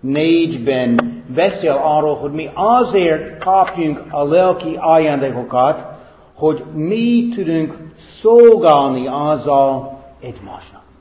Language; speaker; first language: Hungarian; non-native, fluent; English